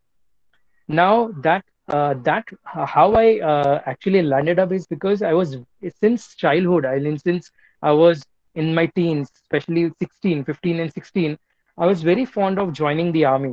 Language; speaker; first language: English; non-native, local second language; Telugu